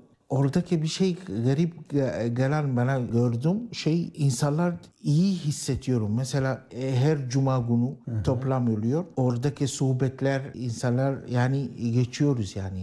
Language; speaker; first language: Turkish; non-native, learner; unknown